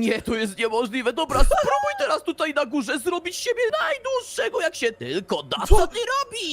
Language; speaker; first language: Polish; native; Polish